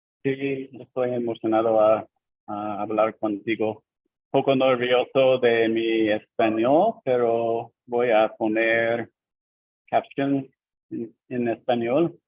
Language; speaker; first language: Spanish; non-native, learner; English